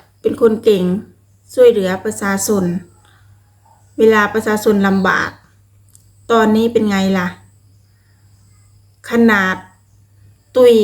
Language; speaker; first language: Thai; non-native, local second language; Lao